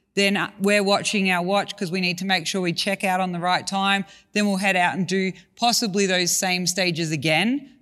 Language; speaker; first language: English; native; English